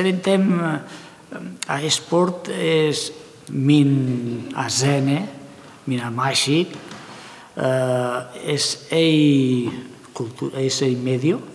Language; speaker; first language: Hungarian; non-native, learner; Spanish